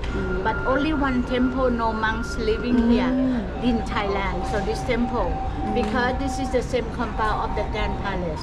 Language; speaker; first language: English; non-native, fluent; Thai